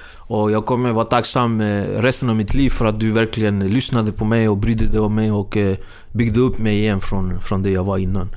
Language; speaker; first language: Swedish; early bilingual, other home language; Spanish